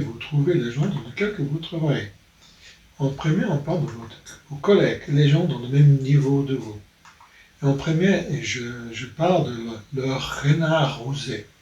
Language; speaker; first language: French; non-native, fluent; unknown